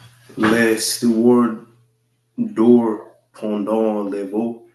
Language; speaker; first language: French; non-native, learner; English